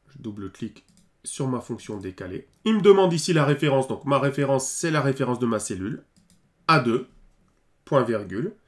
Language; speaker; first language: French; native; French